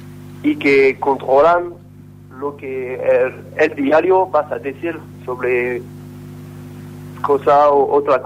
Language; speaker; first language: Spanish; non-native, learner; French